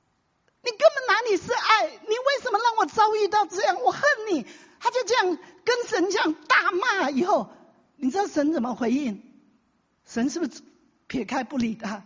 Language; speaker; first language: Chinese; native; Chinese